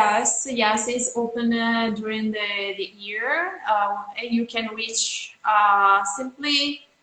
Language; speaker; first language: English; non-native, fluent; Italian